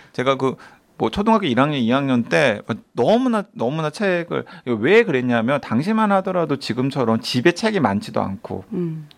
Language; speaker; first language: Korean; native; Korean